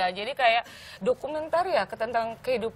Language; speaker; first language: Indonesian; native; Indonesian